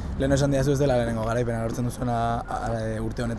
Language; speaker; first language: Basque; native; Basque